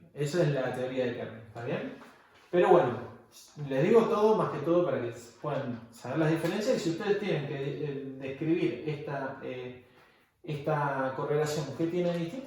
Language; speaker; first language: Spanish; native; Spanish